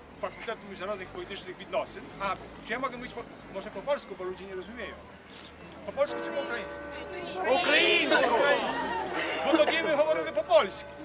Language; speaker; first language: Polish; non-native, learner; Ukrainian